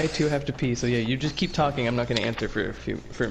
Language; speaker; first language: English; native; English